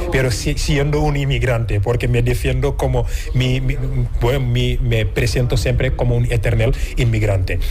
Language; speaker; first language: Spanish; non-native, fluent; Wolof